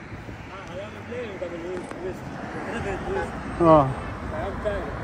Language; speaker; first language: English; non-native, learner; Arabic